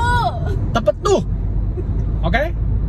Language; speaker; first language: Indonesian; non-native, fluent; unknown